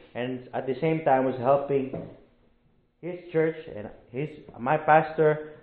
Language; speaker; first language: English; non-native, local second language; Filipino